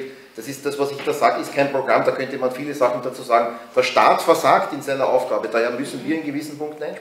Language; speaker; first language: German; native; German